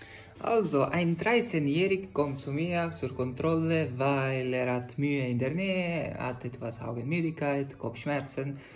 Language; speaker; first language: German; non-native, fluent; Italian